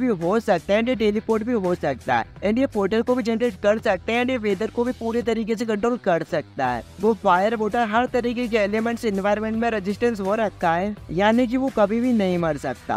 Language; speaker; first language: Hindi; native; Hindi